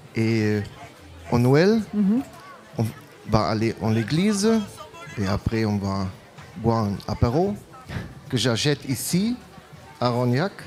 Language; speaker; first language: French; non-native, learner; German